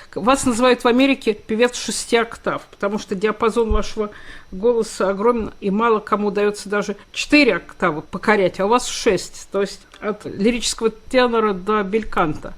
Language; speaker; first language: Russian; native; Russian